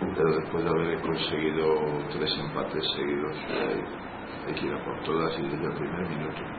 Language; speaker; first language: Spanish; native; Spanish